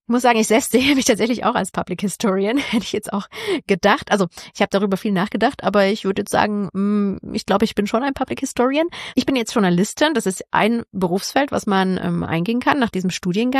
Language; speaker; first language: German; native; German